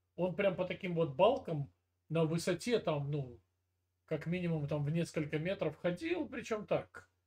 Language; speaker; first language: Russian; native; Russian